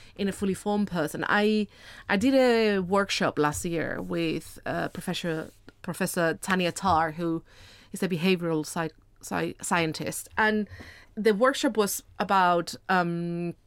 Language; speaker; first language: English; non-native, fluent; Spanish